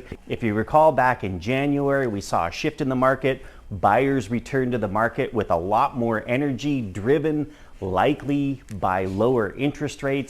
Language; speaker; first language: English; native; English